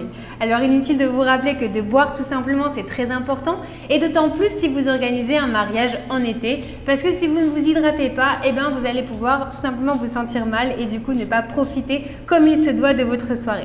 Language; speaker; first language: French; native; French